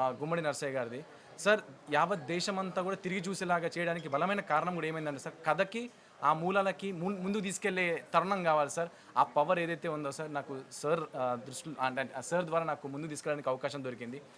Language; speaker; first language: Telugu; native; Telugu